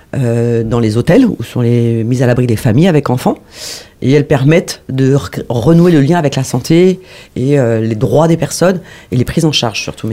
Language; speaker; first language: French; native; French